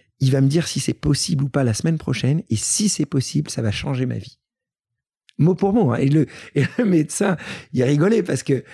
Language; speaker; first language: French; early bilingual, other home language; Greek